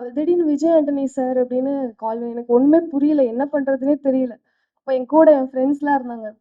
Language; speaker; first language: Tamil; native; Tamil